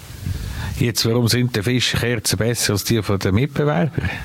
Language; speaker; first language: German; native; German